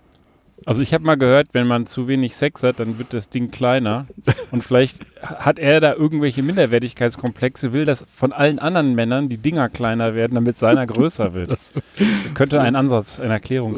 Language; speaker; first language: German; native; German